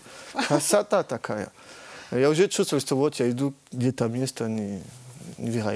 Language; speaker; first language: Russian; early bilingual, heritage; French